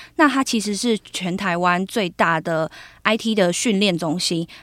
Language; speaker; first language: Chinese; native; Chinese